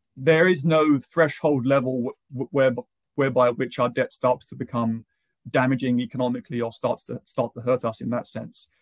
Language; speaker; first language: English; native; English